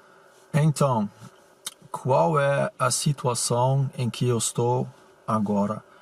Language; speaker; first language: Portuguese; non-native, fluent; German